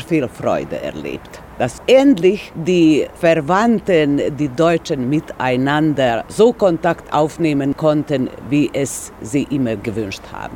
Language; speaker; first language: German; non-native, fluent; Serbian